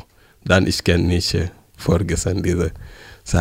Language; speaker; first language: German; non-native, learner; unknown